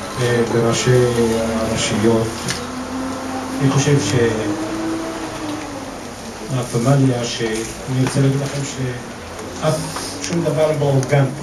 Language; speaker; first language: Hebrew; non-native, local second language; Arabic